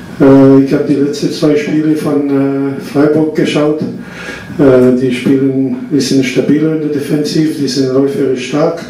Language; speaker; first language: German; non-native, fluent; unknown